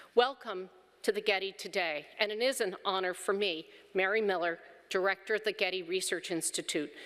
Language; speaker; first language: English; native; English